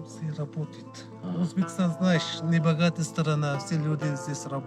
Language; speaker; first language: Russian; non-native, learner; Uzbek